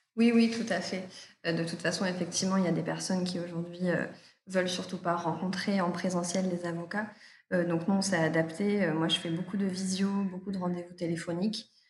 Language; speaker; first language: French; native; French